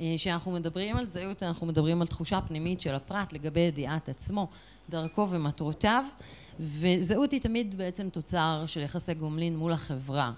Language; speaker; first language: Hebrew; native; Hebrew